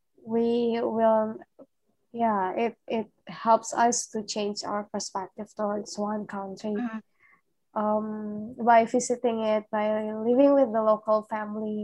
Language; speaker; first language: English; non-native, fluent; Indonesian